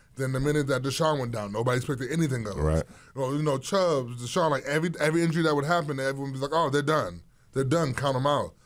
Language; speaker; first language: English; native; English